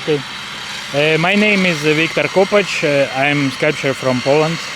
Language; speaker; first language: English; non-native, learner; Polish